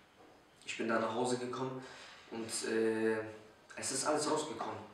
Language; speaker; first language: German; early bilingual, other home language; Polish